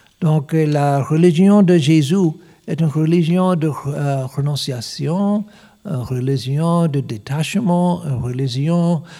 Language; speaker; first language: French; non-native, learner; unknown